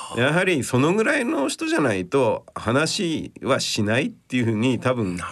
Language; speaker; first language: Japanese; native; Japanese